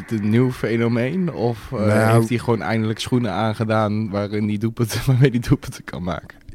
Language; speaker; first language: Dutch; native; Dutch